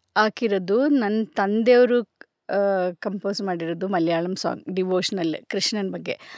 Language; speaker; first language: Kannada; non-native, local second language; Malayalam